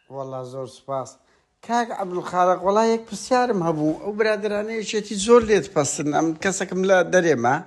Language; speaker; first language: Central Kurdish; native; Central Kurdish